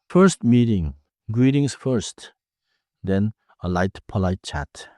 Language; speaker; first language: English; non-native, fluent; Korean